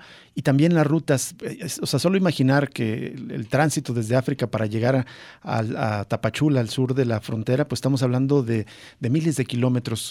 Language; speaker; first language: Spanish; native; Spanish